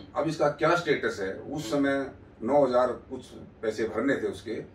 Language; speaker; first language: Hindi; native; Hindi